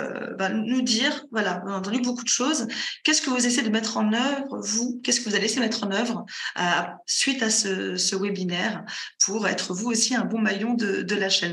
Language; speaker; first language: French; native; French